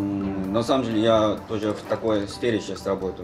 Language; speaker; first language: Russian; non-native, fluent; Korean